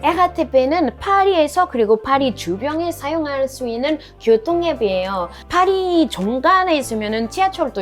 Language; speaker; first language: Korean; non-native, fluent; French